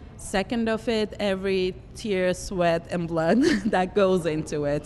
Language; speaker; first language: English; non-native, fluent; Turkish